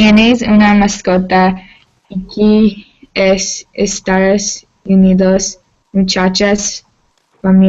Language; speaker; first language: Spanish; non-native, learner; English